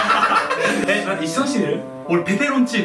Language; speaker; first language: Japanese; native; Japanese